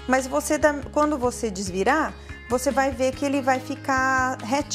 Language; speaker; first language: Portuguese; native; Portuguese